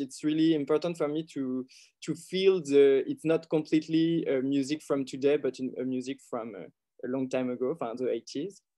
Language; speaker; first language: English; non-native, learner; French